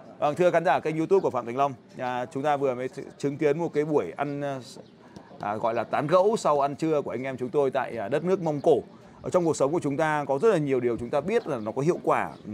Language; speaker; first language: Vietnamese; native; Vietnamese